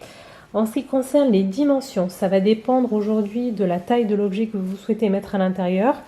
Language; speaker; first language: French; native; French